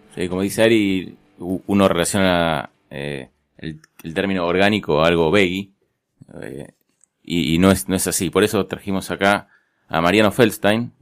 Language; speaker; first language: Spanish; native; Spanish